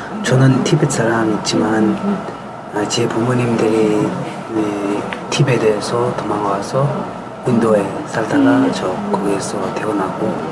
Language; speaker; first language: Korean; non-native, learner; Tibetan